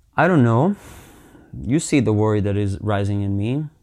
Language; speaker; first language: English; early bilingual, heritage; Finnish